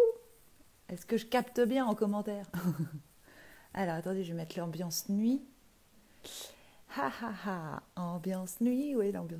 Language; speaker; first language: French; native; French